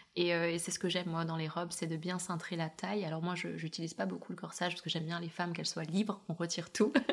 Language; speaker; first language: French; early bilingual, other home language; Russian